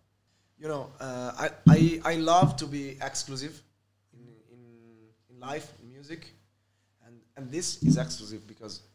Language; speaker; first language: English; non-native, fluent; Italian